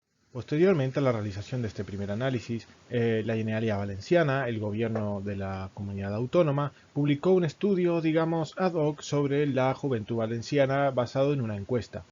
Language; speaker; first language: Spanish; native; Spanish